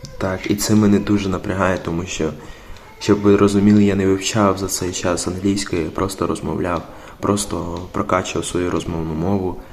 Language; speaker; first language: Ukrainian; native; Ukrainian